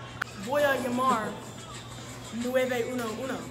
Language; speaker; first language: Spanish; non-native, learner; English